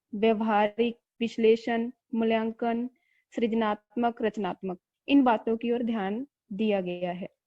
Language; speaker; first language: Hindi; non-native, local second language; Punjabi